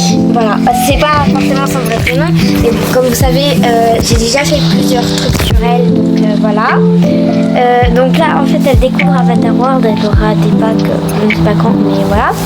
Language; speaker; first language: French; native; French